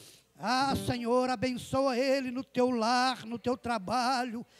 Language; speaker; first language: Portuguese; native; Portuguese